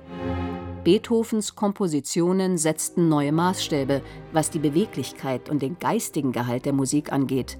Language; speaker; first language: German; native; German